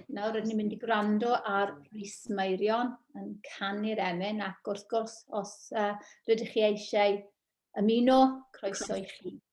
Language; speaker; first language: Welsh; non-native, local second language; English